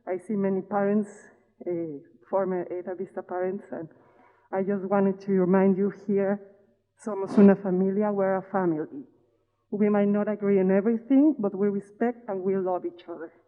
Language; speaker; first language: English; non-native, fluent; Spanish